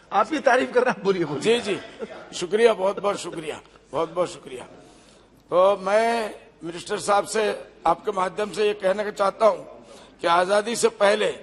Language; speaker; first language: Hindi; non-native, local second language; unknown